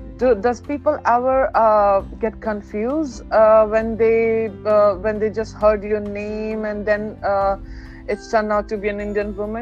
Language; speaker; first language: English; non-native, local second language; Hindi